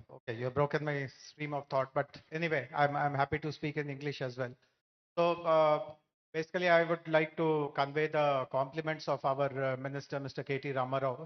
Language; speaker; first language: English; non-native, local second language; Telugu